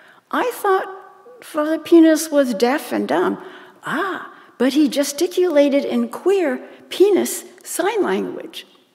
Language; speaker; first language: English; native; English